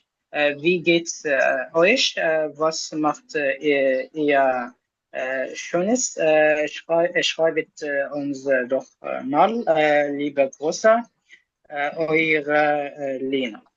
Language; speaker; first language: German; non-native, learner; Arabic